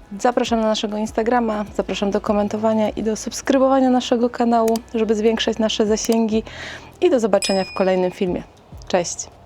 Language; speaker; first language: Polish; native; Polish